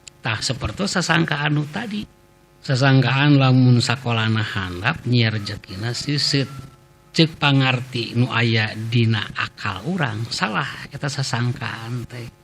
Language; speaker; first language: Sundanese; native; Sundanese